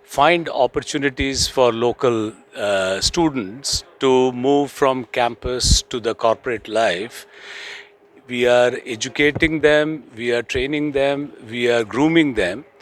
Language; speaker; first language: English; non-native, local second language; Tamil